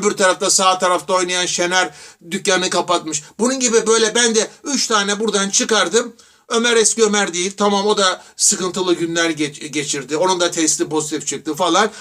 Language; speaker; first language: Turkish; native; Turkish